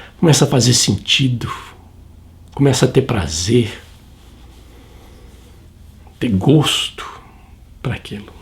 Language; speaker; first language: Portuguese; native; Portuguese